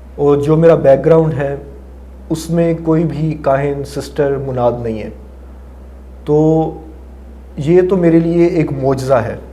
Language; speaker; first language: Urdu; non-native, local second language; Punjabi